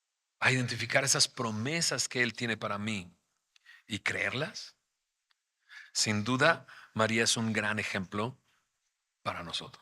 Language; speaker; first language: Spanish; native; Spanish